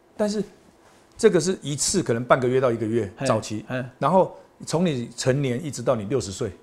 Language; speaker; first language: Chinese; non-native, local second language; Min Nan Chinese